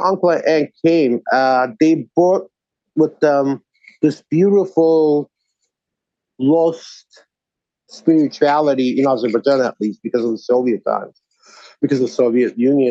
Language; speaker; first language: English; non-native, fluent; Azerbaijani